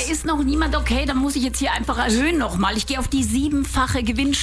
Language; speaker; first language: German; native; German